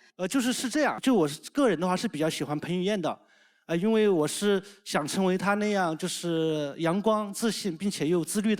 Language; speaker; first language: Chinese; native; Chinese